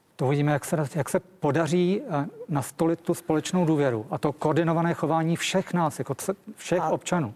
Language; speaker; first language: Czech; native; Czech